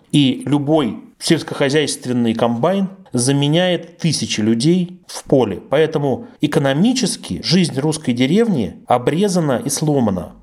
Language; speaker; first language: Russian; native; Russian